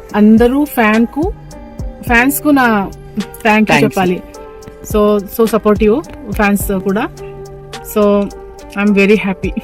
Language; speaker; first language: Telugu; non-native, learner; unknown